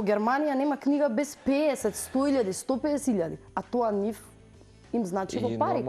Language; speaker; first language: Macedonian; native; Macedonian